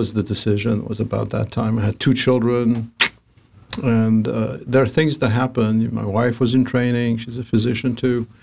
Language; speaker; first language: English; non-native, fluent; Arabic